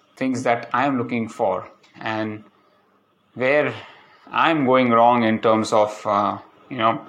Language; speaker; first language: English; non-native, local second language; Malayalam